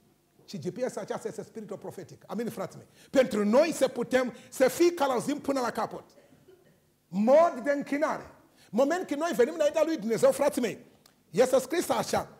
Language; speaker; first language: Romanian; non-native, learner; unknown